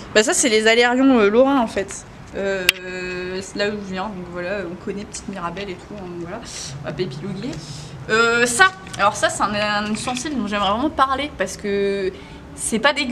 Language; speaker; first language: French; native; French